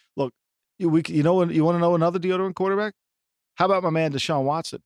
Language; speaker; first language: English; native; English